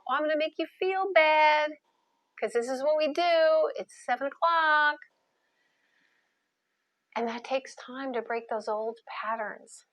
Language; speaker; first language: English; native; English